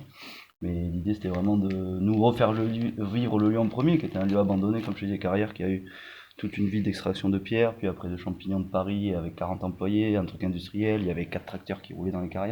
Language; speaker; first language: French; native; French